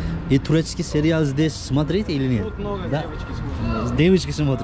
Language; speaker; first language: Russian; non-native, learner; Turkish